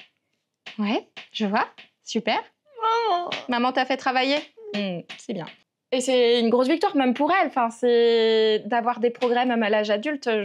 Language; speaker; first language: French; native; French